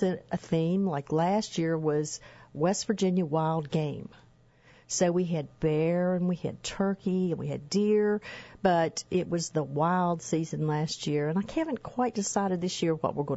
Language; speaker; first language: English; native; English